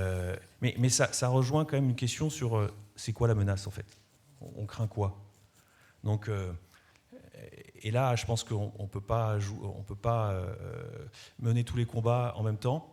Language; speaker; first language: French; native; French